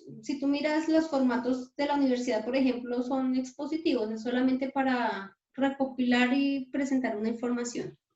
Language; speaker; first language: Spanish; native; Spanish